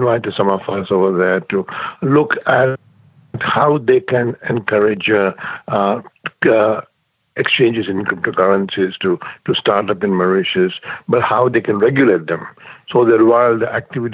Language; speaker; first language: English; non-native, local second language; Gujarati